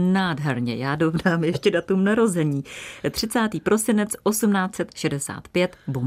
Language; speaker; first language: Czech; native; Czech